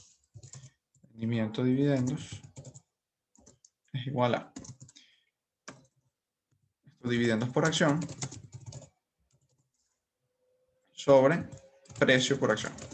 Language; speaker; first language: Spanish; native; Spanish